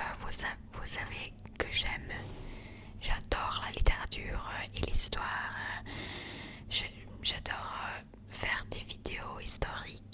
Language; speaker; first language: French; non-native, learner; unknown